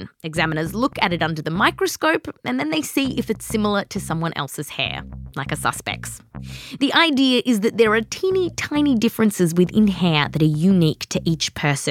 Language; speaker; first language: English; native; English